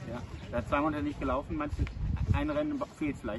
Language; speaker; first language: German; native; German